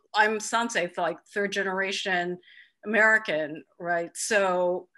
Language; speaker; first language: English; native; English